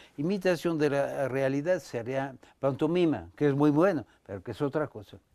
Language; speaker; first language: Spanish; non-native, fluent; French